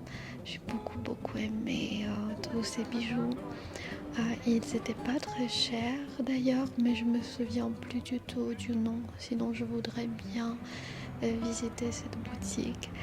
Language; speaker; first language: French; non-native, fluent; Armenian